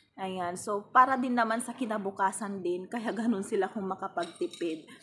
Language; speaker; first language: Filipino; native; Filipino